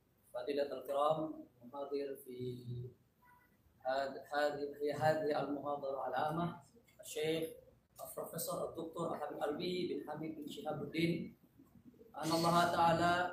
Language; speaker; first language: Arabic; non-native, fluent; Indonesian